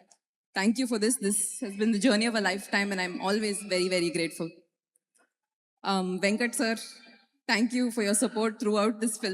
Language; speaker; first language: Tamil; non-native, learner; Kannada